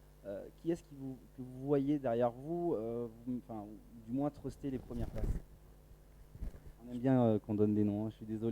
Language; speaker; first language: French; native; French